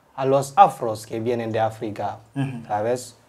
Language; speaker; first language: Spanish; non-native, learner; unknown